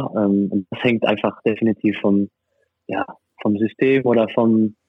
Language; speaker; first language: German; non-native, fluent; French